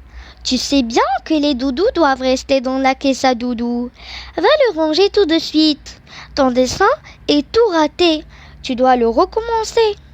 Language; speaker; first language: French; non-native, local second language; Arabic